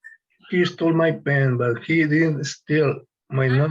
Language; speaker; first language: English; non-native, learner; Spanish